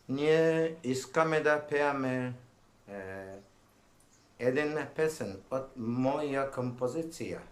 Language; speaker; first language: Bulgarian; non-native, learner; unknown